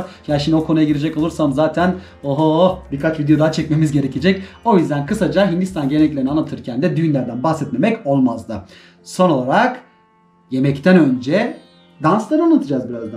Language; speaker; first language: Turkish; native; Turkish